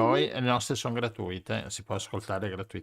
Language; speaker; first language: Italian; native; Italian